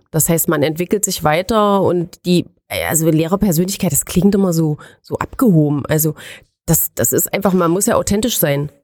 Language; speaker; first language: German; native; German